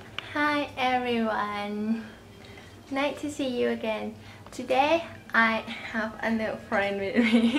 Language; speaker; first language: English; non-native, learner; Thai